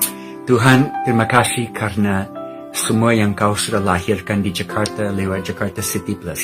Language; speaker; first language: Indonesian; non-native, fluent; English